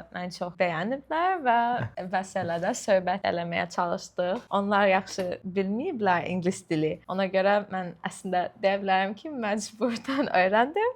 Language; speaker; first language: Azerbaijani; non-native, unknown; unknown